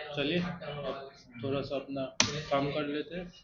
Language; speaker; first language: Hindi; non-native, local second language; Bangla